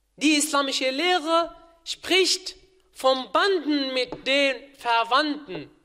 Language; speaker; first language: German; non-native, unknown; Arabic